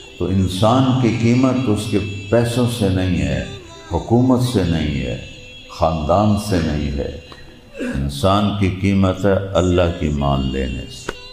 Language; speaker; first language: Urdu; non-native, local second language; Punjabi